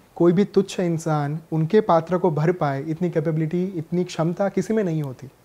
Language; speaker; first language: Hindi; non-native, local second language; Gujarati